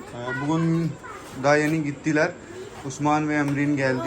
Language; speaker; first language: Turkish; non-native, learner; Urdu